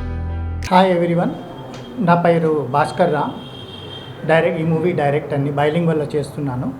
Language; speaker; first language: Telugu; native; Telugu